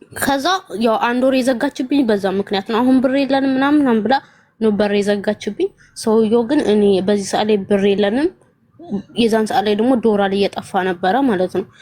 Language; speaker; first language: Amharic; native; Amharic